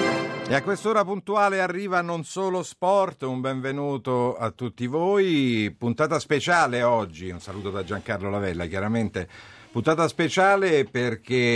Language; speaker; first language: Italian; native; Italian